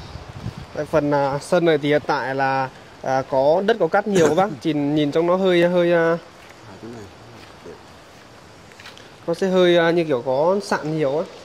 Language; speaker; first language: Vietnamese; native; Vietnamese